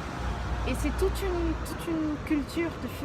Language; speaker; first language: French; non-native, fluent; Dutch